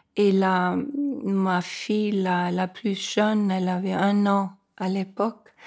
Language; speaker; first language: French; non-native, fluent; Icelandic